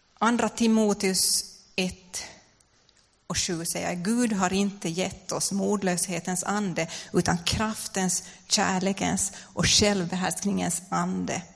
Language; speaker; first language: Swedish; native; Swedish